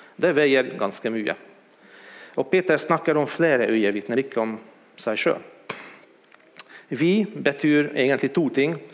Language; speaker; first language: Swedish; non-native, fluent; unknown